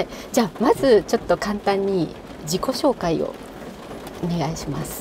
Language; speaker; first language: Japanese; native; Japanese